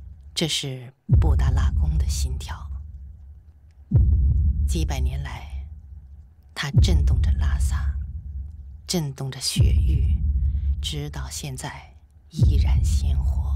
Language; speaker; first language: Chinese; native; Chinese